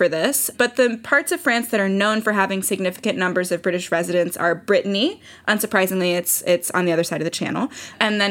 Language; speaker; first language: English; native; English